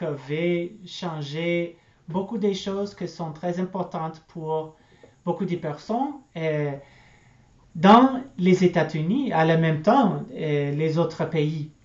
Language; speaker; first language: French; non-native, learner; English